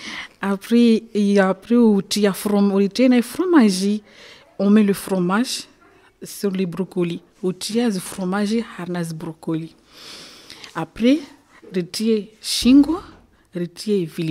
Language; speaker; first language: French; non-native, local second language; Comorian